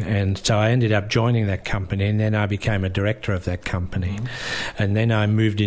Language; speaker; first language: English; native; English